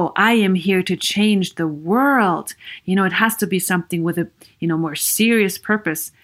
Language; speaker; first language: English; non-native, fluent; German